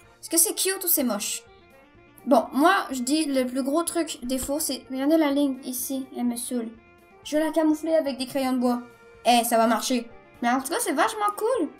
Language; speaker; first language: French; native; French